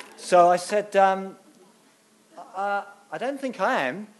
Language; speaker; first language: English; native; English